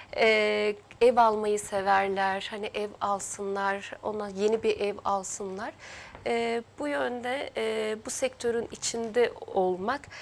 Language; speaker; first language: Turkish; early bilingual, heritage; Turkish